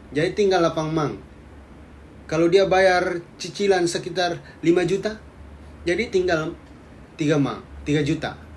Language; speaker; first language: Indonesian; native; Indonesian